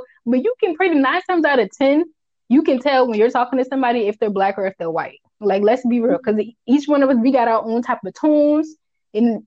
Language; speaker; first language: English; early bilingual, other home language; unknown